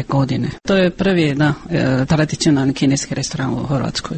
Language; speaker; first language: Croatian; non-native, learner; Chinese